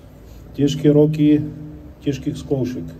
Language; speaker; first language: Czech; non-native, fluent; Ukrainian